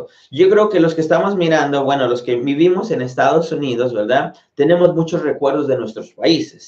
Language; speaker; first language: Spanish; native; Spanish